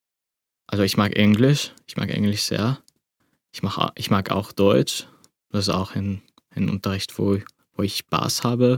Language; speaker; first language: German; non-native, fluent; Arabic